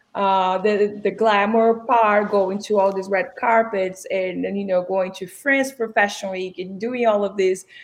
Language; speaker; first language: English; non-native, fluent; Portuguese